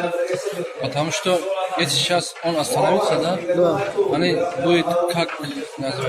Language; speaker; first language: Russian; non-native, learner; Tajik